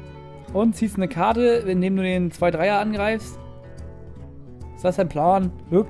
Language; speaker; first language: German; native; German